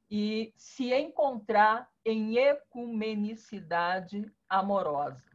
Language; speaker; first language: Portuguese; native; Portuguese